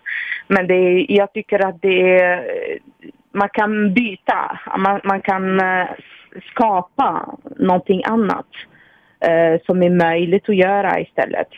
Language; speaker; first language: Swedish; non-native, fluent; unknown